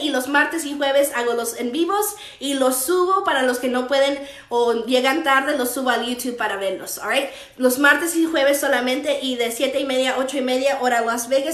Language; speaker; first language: Spanish; early bilingual, heritage; Spanish